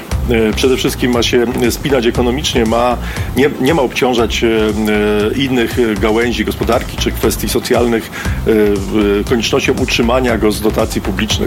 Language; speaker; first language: Polish; native; Polish